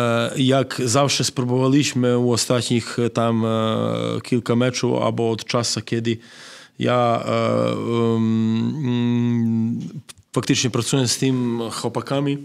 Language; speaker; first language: Polish; non-native, fluent; Serbian